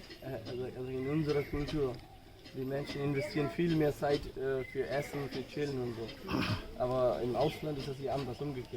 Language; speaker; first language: German; non-native, fluent; Bangla